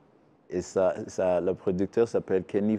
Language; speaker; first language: French; non-native, learner; Kinyarwanda